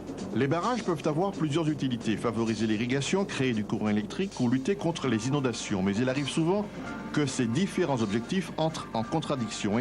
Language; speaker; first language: French; native; French